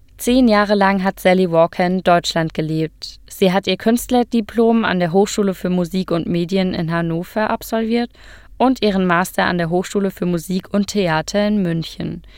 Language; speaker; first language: German; native; German